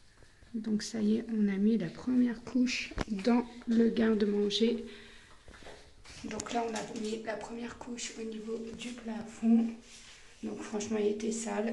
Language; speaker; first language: French; native; French